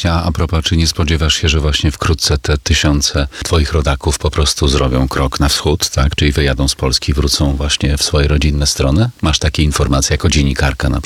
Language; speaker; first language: Polish; native; Polish